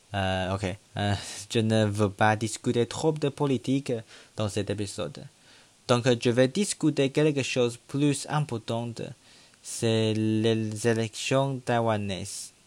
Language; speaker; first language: French; non-native, learner; Chinese